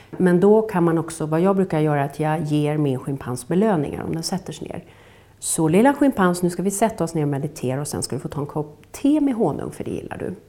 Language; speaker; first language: Swedish; native; Swedish